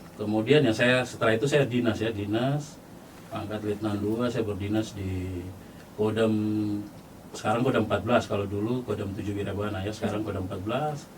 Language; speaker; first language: Indonesian; native; Indonesian